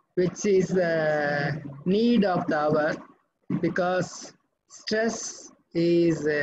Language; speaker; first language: English; non-native, local second language; Tamil